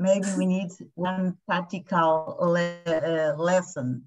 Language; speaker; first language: English; non-native, fluent; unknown